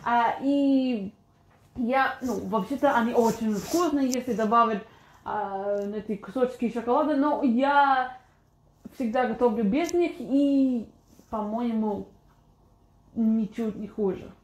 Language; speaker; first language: Russian; non-native, fluent; English